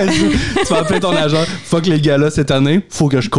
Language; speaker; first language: French; native; French